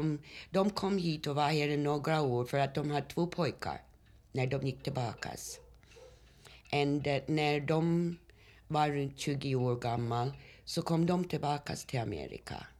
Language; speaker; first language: Swedish; early bilingual, heritage; Swedish